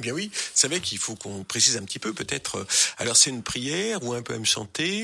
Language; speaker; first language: French; native; French